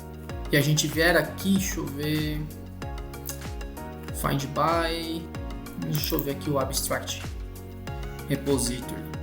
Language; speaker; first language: Portuguese; native; Portuguese